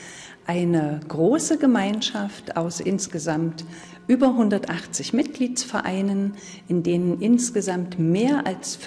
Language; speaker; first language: German; native; German